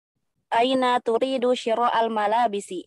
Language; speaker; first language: Arabic; non-native, learner; Indonesian